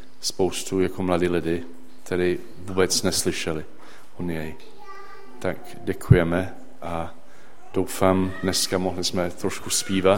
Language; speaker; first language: Czech; non-native, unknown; English